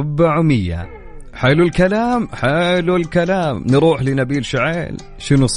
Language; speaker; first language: Arabic; native; Arabic